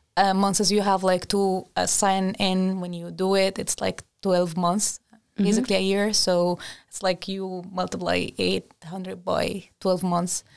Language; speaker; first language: English; non-native, fluent; Arabic